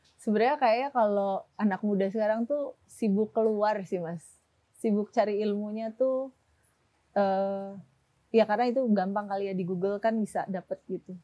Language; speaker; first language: Indonesian; native; Indonesian